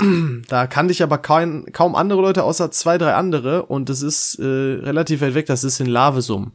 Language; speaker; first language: German; native; German